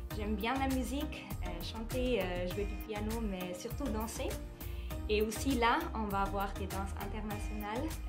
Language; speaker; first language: French; non-native, fluent; German